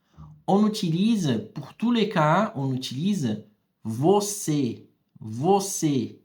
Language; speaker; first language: French; non-native, fluent; Portuguese